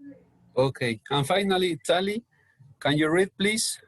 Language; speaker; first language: English; non-native, learner; Spanish